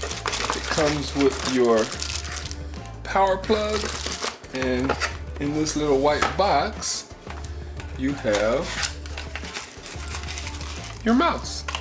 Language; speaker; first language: English; native; English